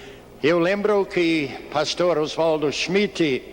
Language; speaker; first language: Portuguese; non-native, fluent; English